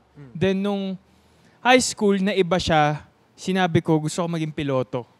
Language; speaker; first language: Filipino; native; Filipino